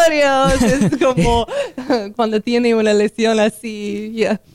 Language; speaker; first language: Spanish; non-native, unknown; English